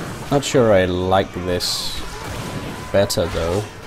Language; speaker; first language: English; non-native, fluent; Danish